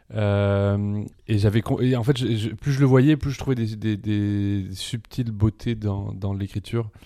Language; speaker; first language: French; early bilingual, other home language; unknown